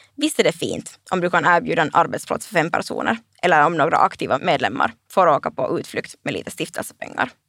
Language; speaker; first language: Swedish; native; Swedish